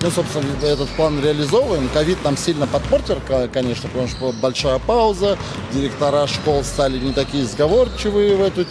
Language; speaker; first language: Russian; native; Russian